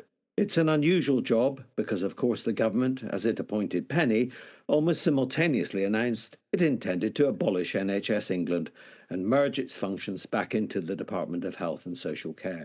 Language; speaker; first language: English; native; English